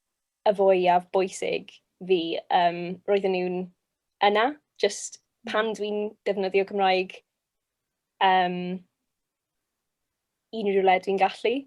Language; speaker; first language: Welsh; non-native, local second language; English